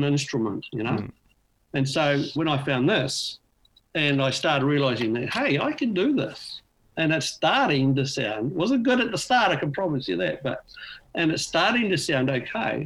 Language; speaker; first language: English; native; English